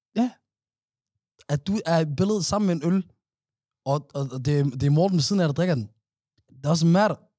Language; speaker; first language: Danish; native; Danish